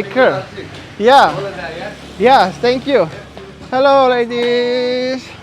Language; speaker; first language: English; non-native, fluent; Polish